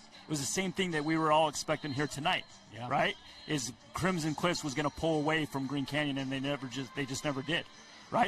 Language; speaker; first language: English; native; English